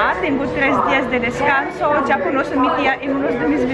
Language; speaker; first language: Spanish; non-native, fluent; Russian